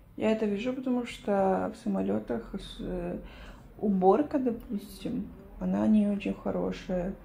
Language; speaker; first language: Russian; non-native, fluent; Spanish